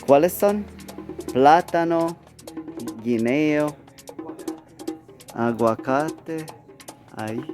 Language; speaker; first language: Spanish; non-native, learner; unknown